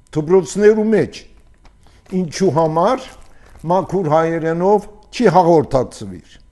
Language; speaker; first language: Armenian; early bilingual, heritage; Armenian